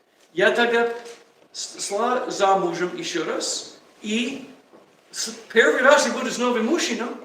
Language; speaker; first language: Russian; non-native, learner; English